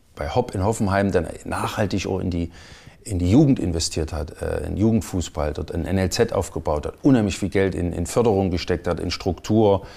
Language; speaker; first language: German; native; German